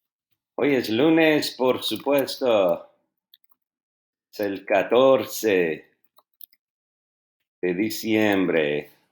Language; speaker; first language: Spanish; non-native, fluent; English